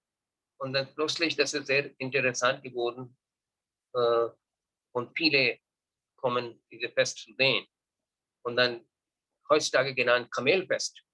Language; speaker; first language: German; non-native, learner; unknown